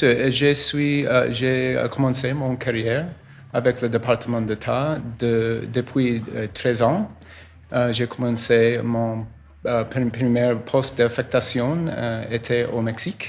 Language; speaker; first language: French; non-native, learner; English